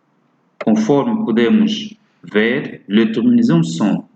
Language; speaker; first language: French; non-native, fluent; Portuguese